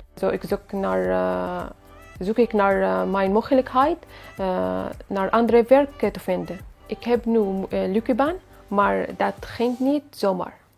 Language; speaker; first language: Dutch; non-native, learner; Arabic